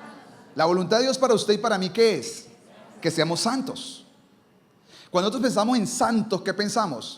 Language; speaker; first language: Spanish; native; Spanish